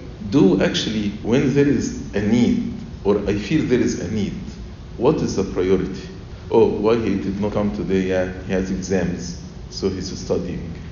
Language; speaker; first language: English; non-native, fluent; Arabic